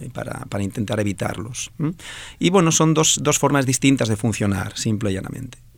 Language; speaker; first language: Spanish; non-native, local second language; Catalan